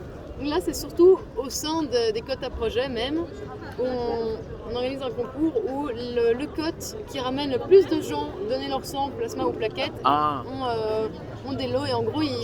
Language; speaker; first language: French; native; French